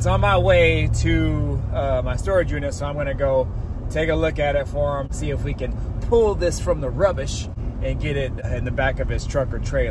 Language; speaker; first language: English; native; English